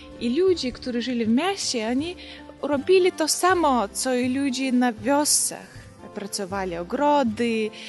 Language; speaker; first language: Polish; non-native, learner; Russian